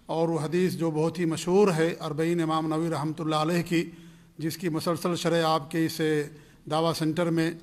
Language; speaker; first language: Urdu; native; Urdu